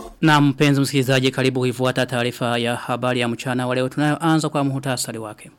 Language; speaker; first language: Swahili; non-native, local second language; Rundi